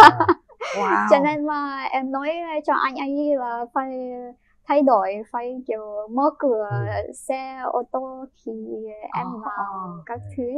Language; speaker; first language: Vietnamese; non-native, fluent; Ukrainian